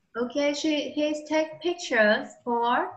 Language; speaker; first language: English; non-native, learner; Vietnamese